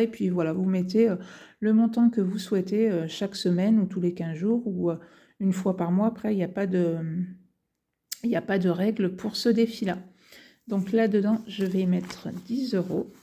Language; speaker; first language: French; native; French